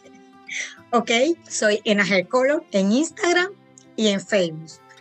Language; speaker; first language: Spanish; native; Spanish